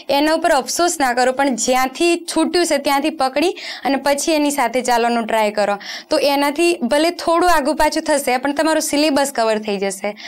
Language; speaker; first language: Gujarati; non-native, local second language; Rajasthani